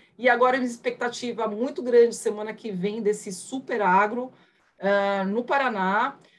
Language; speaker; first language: Portuguese; early bilingual, other home language; Spanish